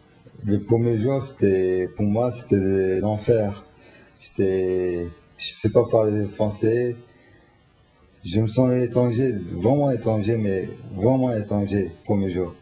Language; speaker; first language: French; non-native, learner; Turkish